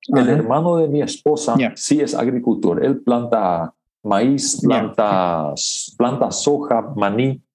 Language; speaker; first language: Spanish; non-native, local second language; Plautdietsch